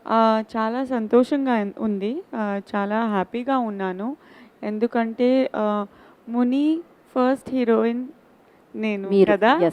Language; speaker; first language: Telugu; non-native, fluent; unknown